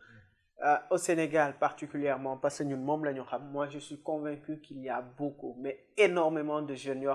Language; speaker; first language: French; non-native, local second language; Wolof